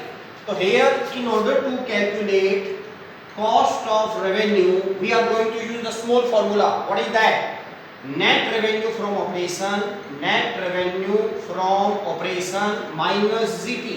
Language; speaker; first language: English; non-native, local second language; Hindi